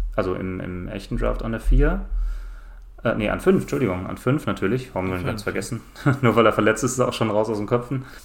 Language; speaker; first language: German; native; German